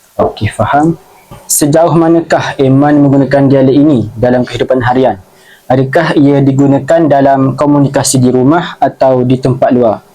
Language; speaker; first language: Malay; native; Malay